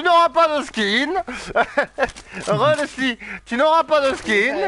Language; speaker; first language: French; native; French